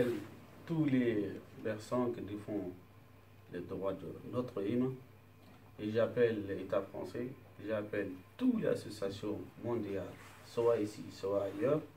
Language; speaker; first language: French; non-native, learner; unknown